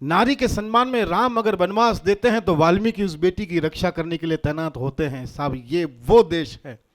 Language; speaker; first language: Hindi; non-native, local second language; Gujarati